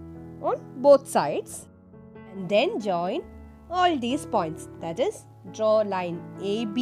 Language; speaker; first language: English; non-native, local second language; Malayalam